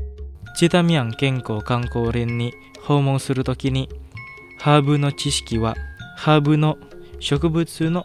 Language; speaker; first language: Japanese; non-native, fluent; Indonesian